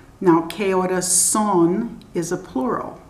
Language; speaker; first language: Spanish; non-native, fluent; English